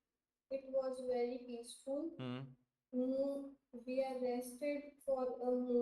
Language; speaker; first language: English; non-native, learner; Hindi